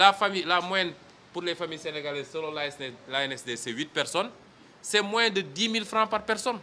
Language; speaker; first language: French; non-native, local second language; Wolof